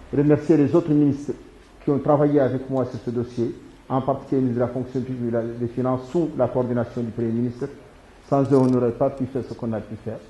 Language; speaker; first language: French; non-native, local second language; Arabic